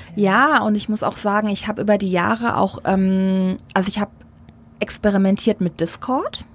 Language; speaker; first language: German; early bilingual, other home language; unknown